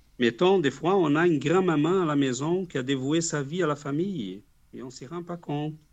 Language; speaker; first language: French; non-native, fluent; Portuguese